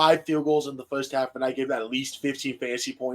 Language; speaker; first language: English; native; English